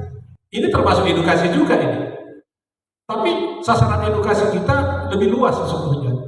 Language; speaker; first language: Indonesian; native; Indonesian